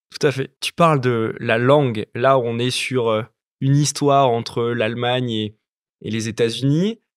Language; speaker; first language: French; native; French